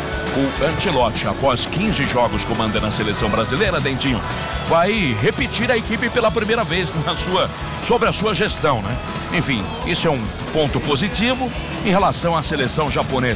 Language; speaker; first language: Portuguese; native; Portuguese